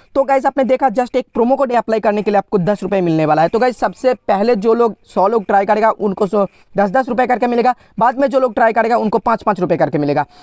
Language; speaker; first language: Hindi; non-native, local second language; Bangla